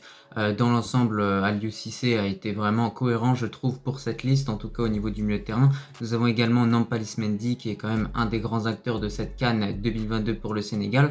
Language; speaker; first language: French; native; French